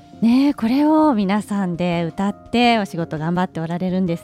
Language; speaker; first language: Japanese; native; Japanese